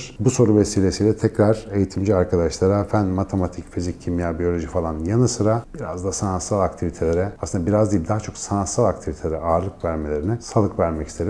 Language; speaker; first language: Turkish; native; Turkish